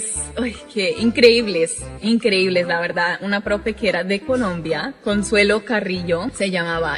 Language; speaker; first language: Spanish; non-native, fluent; English